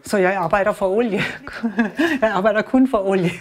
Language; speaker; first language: Danish; non-native, learner; German